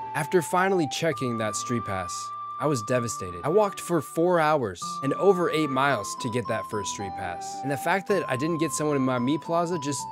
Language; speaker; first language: English; native; English